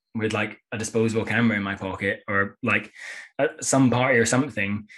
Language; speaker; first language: English; native; English